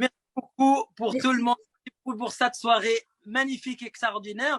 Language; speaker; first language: French; non-native, fluent; Arabic